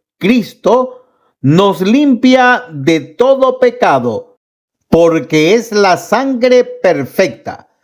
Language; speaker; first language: Spanish; native; Spanish